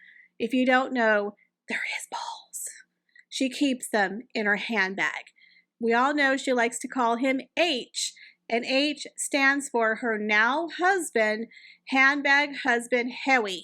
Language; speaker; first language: English; native; English